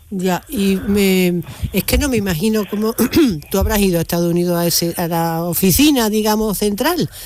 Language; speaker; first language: Spanish; native; Spanish